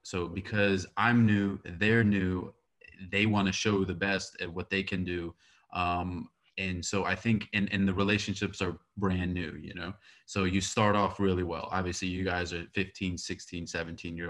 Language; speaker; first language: English; native; English